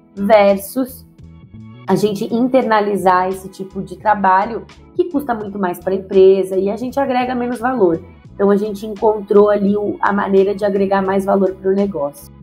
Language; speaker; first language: Portuguese; native; Portuguese